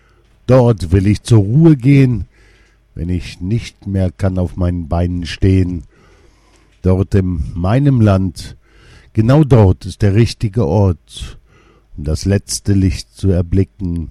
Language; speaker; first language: German; non-native, fluent; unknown